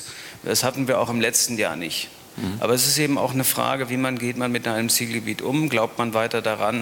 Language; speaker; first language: German; native; German